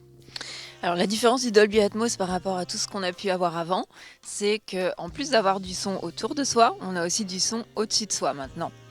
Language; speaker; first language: French; native; French